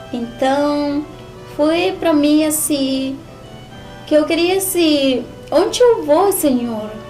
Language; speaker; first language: Portuguese; non-native, learner; Spanish